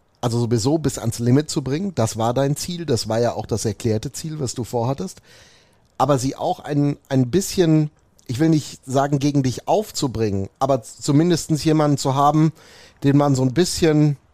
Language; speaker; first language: German; native; German